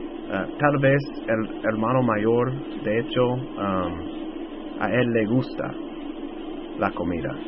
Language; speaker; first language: Spanish; non-native, fluent; English